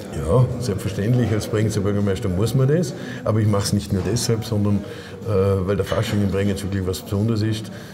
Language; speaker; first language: German; native; German